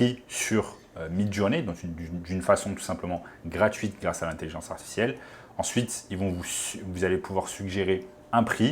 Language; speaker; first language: French; native; French